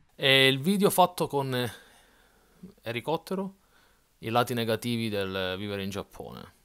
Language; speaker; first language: Italian; native; Italian